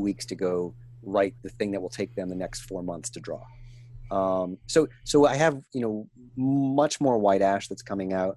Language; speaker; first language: English; native; English